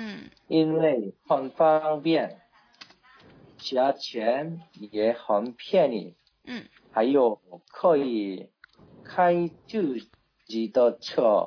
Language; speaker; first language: Chinese; non-native, learner; Korean